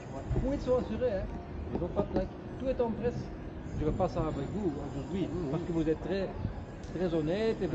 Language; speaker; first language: French; non-native, local second language; Dutch